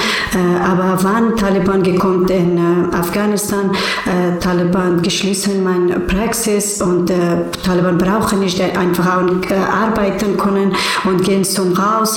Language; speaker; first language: German; non-native, learner; Persian